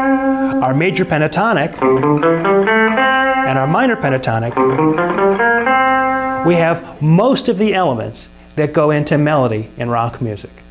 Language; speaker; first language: English; native; English